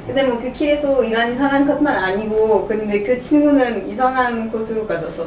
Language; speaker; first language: Korean; non-native, learner; French